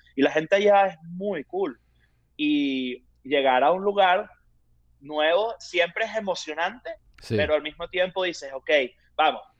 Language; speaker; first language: Spanish; native; Spanish